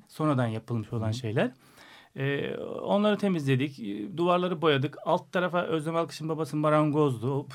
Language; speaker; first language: Turkish; native; Turkish